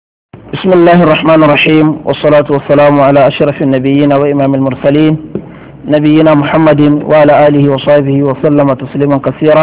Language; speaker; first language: Arabic; non-native, fluent; Hausa